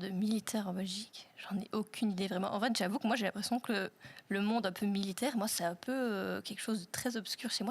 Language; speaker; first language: French; native; French